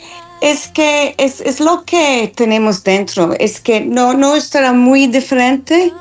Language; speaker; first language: Spanish; non-native, learner; English